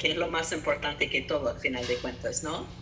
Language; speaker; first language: Spanish; non-native, fluent; English